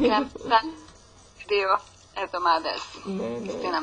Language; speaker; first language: Greek; non-native, learner; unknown